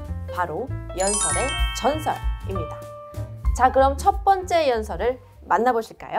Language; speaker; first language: Korean; native; Korean